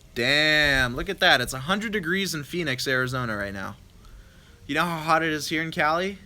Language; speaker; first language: English; native; English